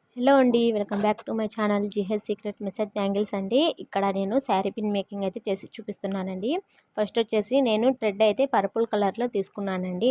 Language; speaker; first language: Telugu; non-native, local second language; Urdu